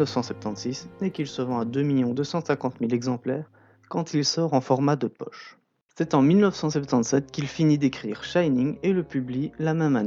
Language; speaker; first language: French; native; French